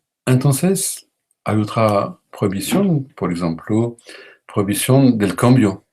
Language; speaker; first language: Spanish; non-native, learner; French